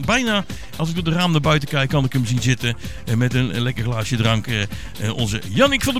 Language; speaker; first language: Dutch; native; Dutch